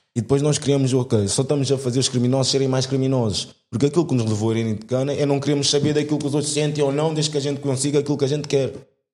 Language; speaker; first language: Portuguese; native; Portuguese